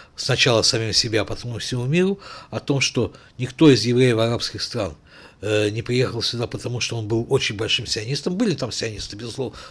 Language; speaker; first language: Russian; native; Russian